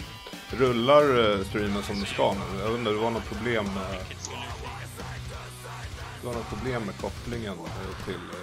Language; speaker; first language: Swedish; native; Swedish